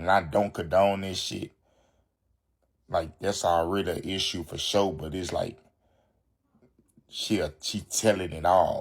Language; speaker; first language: English; native; English